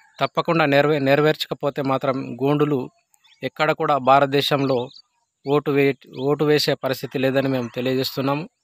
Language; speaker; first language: Telugu; non-native, local second language; Gondi